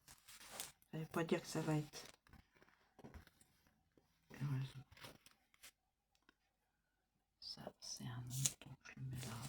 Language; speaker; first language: French; native; French